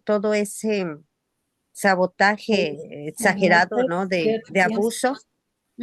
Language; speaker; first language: Spanish; native; Spanish